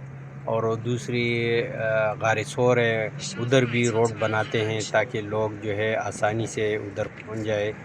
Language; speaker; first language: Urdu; non-native, local second language; Pashto